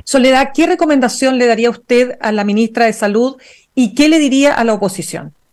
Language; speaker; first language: Spanish; native; Spanish